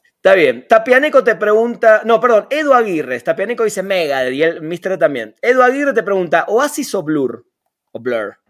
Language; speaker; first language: Spanish; native; Spanish